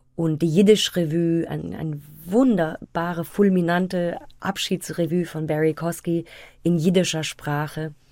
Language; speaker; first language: German; native; German